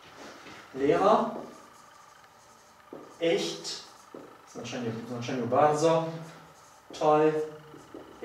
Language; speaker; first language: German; non-native, learner; Polish